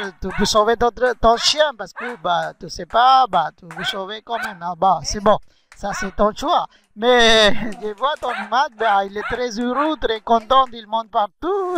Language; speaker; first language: French; non-native, learner; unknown